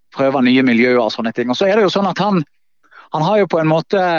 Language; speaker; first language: Norwegian; native; Norwegian